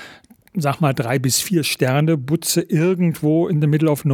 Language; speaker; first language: German; native; German